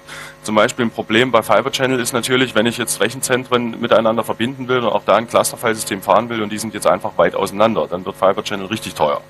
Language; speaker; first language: German; native; German